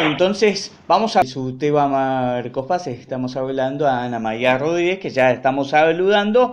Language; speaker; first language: Spanish; native; Spanish